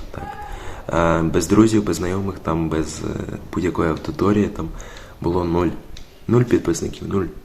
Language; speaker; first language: Ukrainian; native; Ukrainian